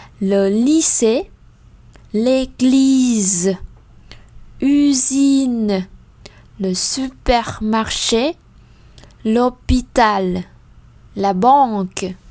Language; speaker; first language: French; non-native, fluent; Vietnamese